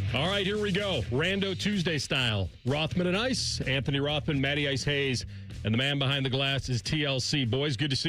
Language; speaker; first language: English; native; English